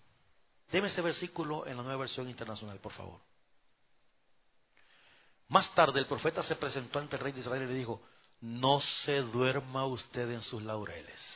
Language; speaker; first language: Spanish; native; Spanish